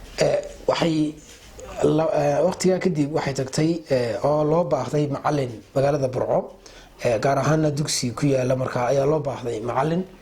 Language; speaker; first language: Somali; native; Somali